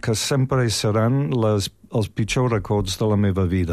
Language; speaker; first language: Catalan; non-native, fluent; English